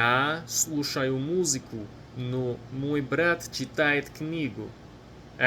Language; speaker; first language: Russian; non-native, fluent; English